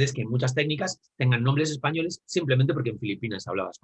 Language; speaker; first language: Spanish; native; Spanish